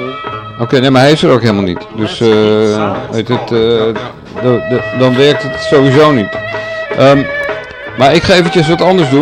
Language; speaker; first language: Dutch; native; Dutch